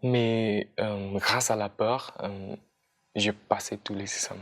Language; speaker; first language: French; non-native, fluent; Khmer